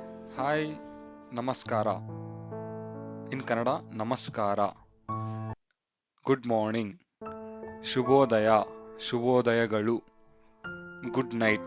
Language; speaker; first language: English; non-native, local second language; Kannada